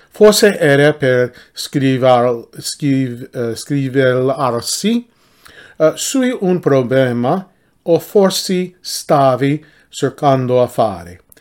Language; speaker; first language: Italian; non-native, learner; English